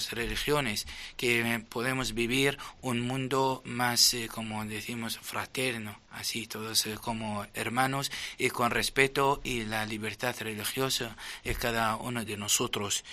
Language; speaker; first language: Spanish; non-native, fluent; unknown